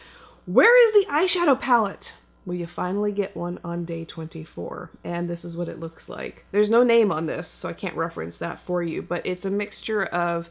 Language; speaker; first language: English; native; English